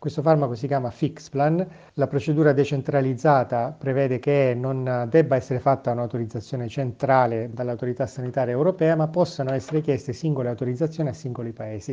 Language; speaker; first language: Italian; native; Italian